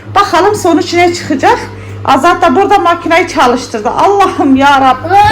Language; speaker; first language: Turkish; early bilingual, heritage; Turkish